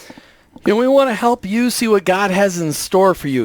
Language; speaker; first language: English; native; English